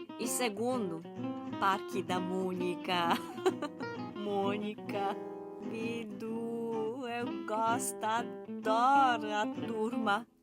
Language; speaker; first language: Portuguese; non-native, learner; Japanese